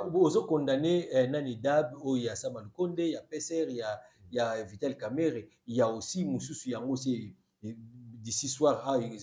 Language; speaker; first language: French; non-native, local second language; Lingala